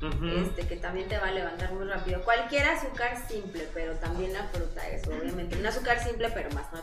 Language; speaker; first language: Spanish; native; Spanish